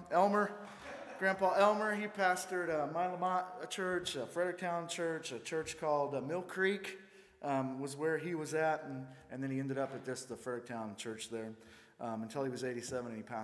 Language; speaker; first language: English; native; English